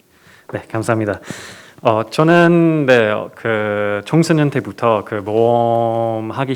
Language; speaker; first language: Korean; non-native, fluent; English